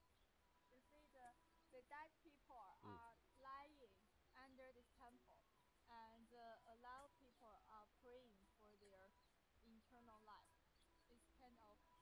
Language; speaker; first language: English; non-native, learner; Chinese